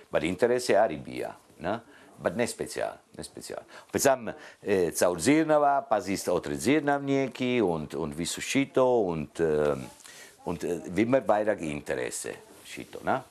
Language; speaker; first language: Latvian; non-native, learner; Italian